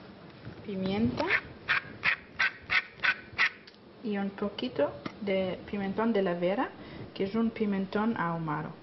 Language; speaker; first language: Spanish; non-native, fluent; German